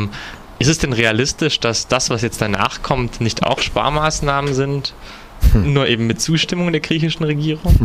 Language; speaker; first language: German; native; German